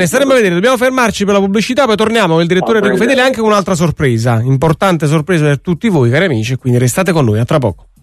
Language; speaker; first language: Italian; native; Italian